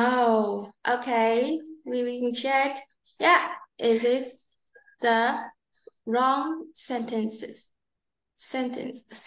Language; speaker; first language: English; non-native, learner; Vietnamese